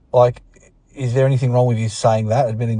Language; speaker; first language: English; native; English